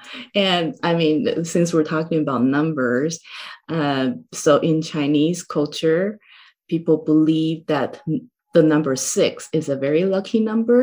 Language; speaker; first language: English; non-native, fluent; Chinese